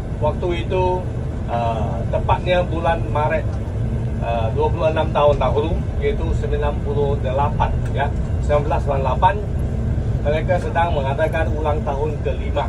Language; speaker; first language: Malay; non-native, local second language; Chinese